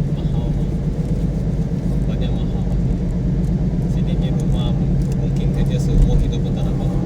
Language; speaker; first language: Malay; non-native, local second language; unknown